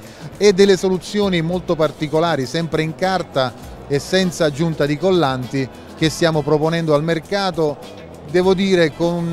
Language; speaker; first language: Italian; native; Italian